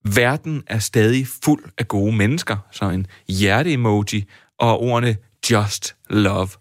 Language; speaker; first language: Danish; early bilingual, other home language; Sinhala